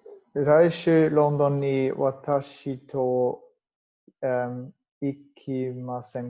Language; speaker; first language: Japanese; non-native, learner; English